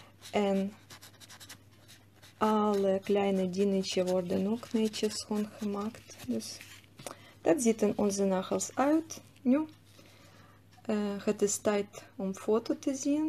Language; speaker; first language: Dutch; non-native, fluent; Russian